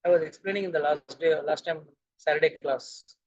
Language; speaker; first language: English; non-native, local second language; Hindi